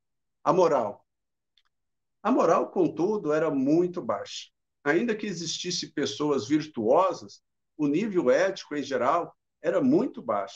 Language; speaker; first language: Portuguese; native; Portuguese